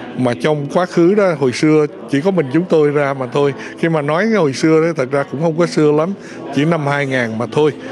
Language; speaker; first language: Vietnamese; early bilingual, heritage; Vietnamese